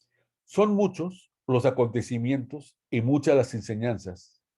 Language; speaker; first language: Spanish; native; Spanish